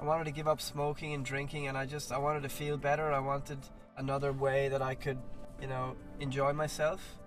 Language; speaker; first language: English; native; English